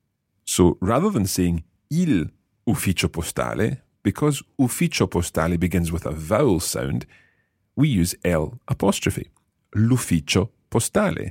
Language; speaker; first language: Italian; non-native, fluent; English